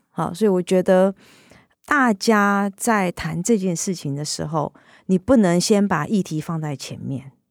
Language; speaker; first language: Chinese; native; Chinese